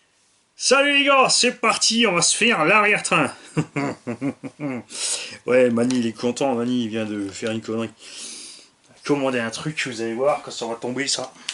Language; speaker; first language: French; native; French